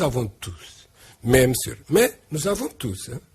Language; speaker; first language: French; non-native, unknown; Portuguese